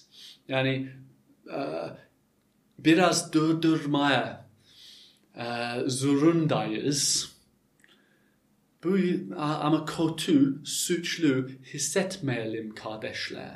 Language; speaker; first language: Turkish; non-native, fluent; English